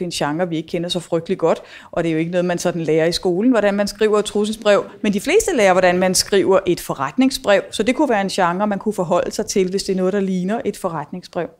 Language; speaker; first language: Danish; native; Danish